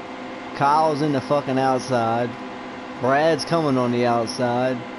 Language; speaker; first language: English; native; English